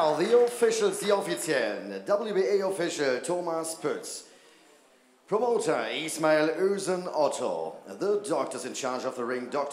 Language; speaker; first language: English; non-native, fluent; German